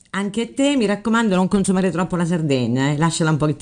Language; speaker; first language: Italian; native; Italian